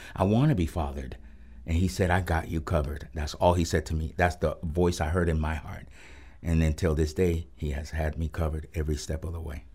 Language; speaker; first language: English; early bilingual, other home language; Spanish